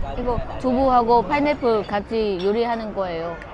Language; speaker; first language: Korean; non-native, learner; Vietnamese